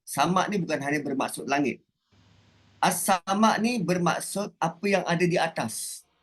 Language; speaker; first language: Malay; native; Malay